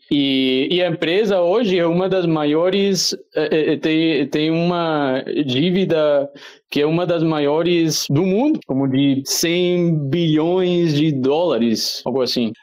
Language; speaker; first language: Portuguese; non-native, fluent; Spanish